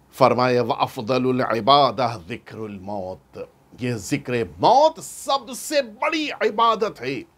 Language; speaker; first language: Urdu; native; Urdu